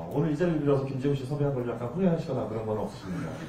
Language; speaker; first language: Korean; native; Korean